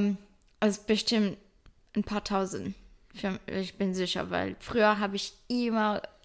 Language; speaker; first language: German; non-native, fluent; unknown